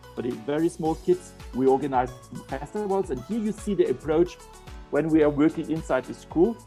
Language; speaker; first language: English; non-native, fluent; German